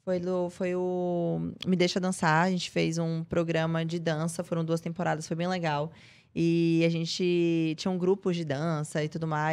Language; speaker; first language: Portuguese; native; Portuguese